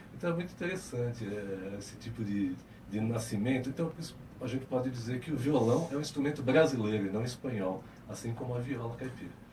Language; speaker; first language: Portuguese; native; Portuguese